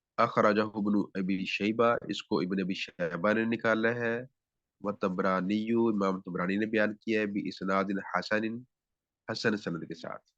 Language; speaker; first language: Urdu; non-native, local second language; Punjabi